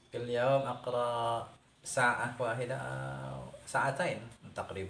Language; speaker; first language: Arabic; non-native, learner; Indonesian